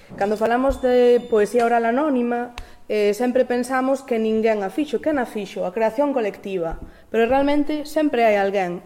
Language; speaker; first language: Galician; non-native, local second language; Spanish